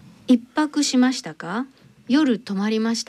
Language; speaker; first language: Japanese; native; Japanese